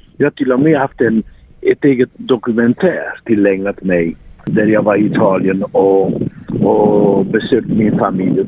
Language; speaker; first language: Swedish; non-native, fluent; Italian